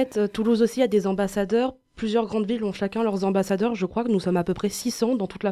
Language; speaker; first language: French; native; French